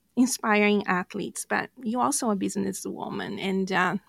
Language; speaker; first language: English; non-native, fluent; Portuguese